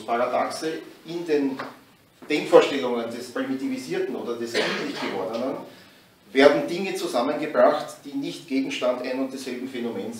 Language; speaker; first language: German; native; German